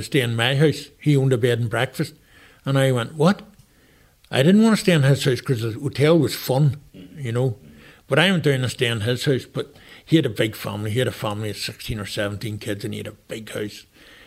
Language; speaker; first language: English; native; English